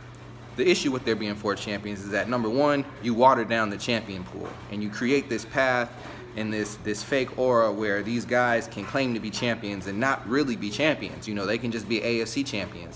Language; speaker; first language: English; native; English